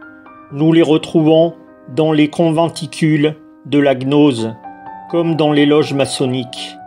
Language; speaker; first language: French; native; French